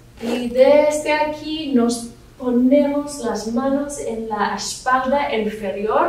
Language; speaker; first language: Spanish; non-native, learner; English